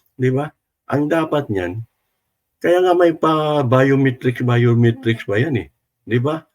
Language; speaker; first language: Filipino; non-native, local second language; Cebuano